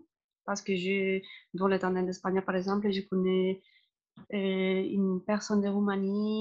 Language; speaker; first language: French; non-native, fluent; Spanish